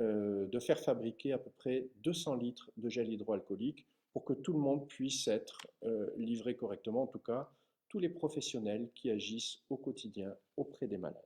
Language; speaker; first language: French; native; French